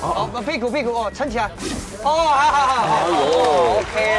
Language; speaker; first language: Chinese; native; Chinese